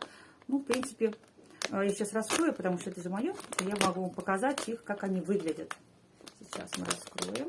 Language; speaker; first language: Russian; native; Russian